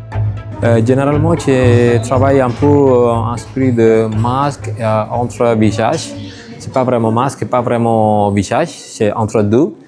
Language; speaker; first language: French; non-native, learner; Tamil